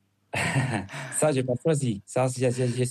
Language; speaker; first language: French; non-native, fluent; Spanish